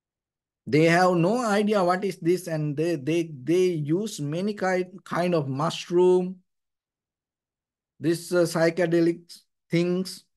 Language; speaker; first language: English; non-native, fluent; Sinhala